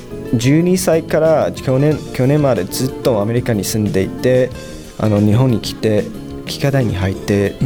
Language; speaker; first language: Japanese; non-native, learner; Chinese